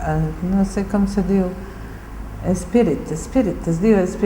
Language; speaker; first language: Catalan; non-native, fluent; Bosnian